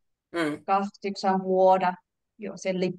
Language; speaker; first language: Finnish; non-native, learner; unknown